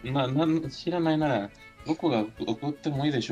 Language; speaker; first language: Japanese; non-native, fluent; Spanish